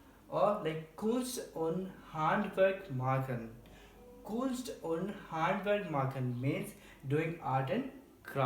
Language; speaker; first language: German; non-native, fluent; Hindi